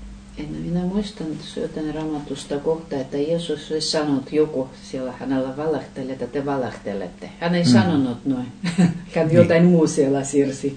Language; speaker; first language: Finnish; non-native, learner; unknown